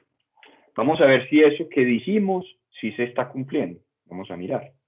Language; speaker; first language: Spanish; native; Spanish